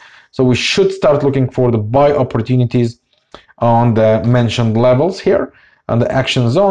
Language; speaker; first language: English; non-native, fluent; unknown